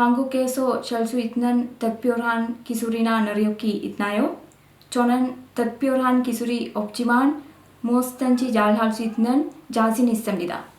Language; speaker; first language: Korean; non-native, learner; Sinhala